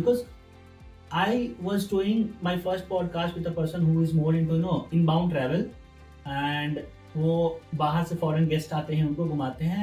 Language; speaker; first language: Hindi; native; Hindi